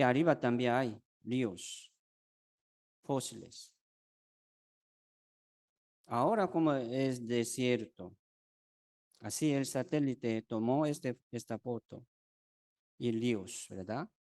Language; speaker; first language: Spanish; non-native, fluent; Korean